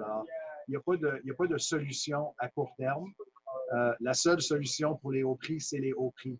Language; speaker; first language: French; native; French